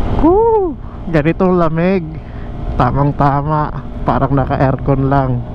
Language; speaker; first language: Filipino; native; Filipino